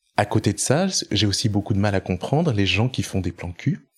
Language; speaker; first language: French; native; French